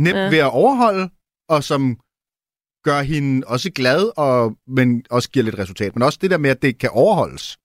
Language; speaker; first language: Danish; native; Danish